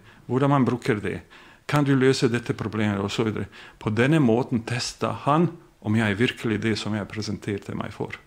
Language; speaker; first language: Norwegian; non-native, fluent; Bosnian